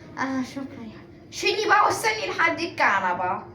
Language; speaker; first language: Arabic; native; Arabic